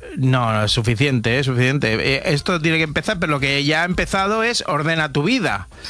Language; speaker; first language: Spanish; native; Spanish